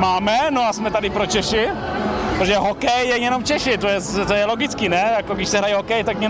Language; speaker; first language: Czech; early bilingual, heritage; Czech